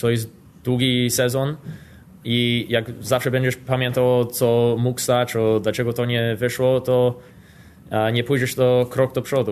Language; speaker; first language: Polish; non-native, learner; English